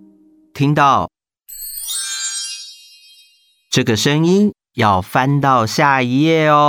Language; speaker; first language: Chinese; native; Chinese